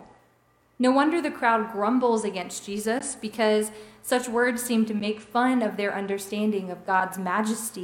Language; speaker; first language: English; native; English